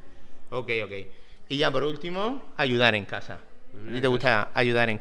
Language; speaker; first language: Spanish; native; Spanish